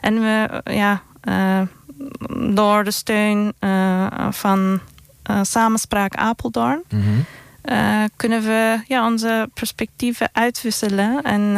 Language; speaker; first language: Dutch; non-native, fluent; Turkish